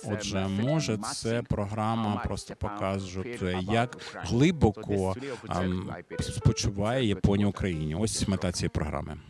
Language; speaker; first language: Ukrainian; non-native, fluent; Japanese